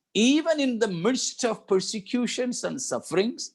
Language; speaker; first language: English; non-native, local second language; Malayalam